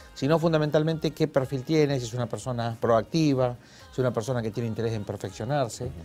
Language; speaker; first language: Spanish; native; Spanish